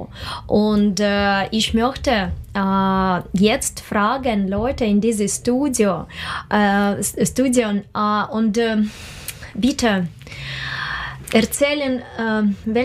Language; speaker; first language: German; non-native, learner; Russian